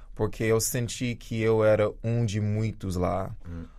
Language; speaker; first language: Portuguese; early bilingual, other home language; Jamaican Creole English